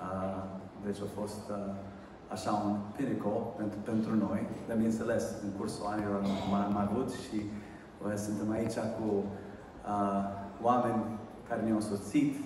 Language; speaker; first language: Romanian; early bilingual, heritage; Romanian